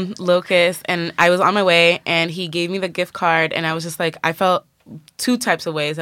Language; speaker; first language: English; native; English